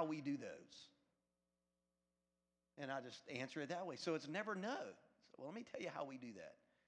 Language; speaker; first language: English; native; English